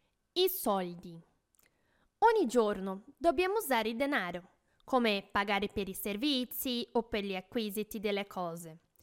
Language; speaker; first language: Italian; non-native, fluent; Portuguese